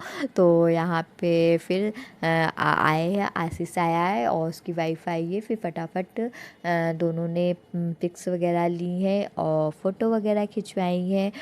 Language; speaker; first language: Hindi; native; Hindi